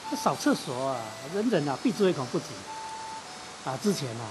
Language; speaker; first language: Chinese; native; Chinese